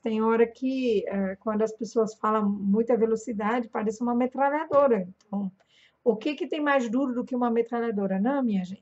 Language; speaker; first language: Portuguese; non-native, fluent; German